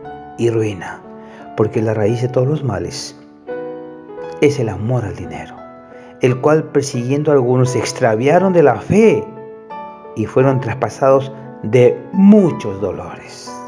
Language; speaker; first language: Spanish; native; Spanish